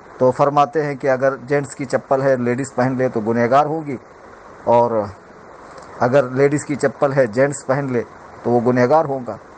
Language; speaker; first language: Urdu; native; Urdu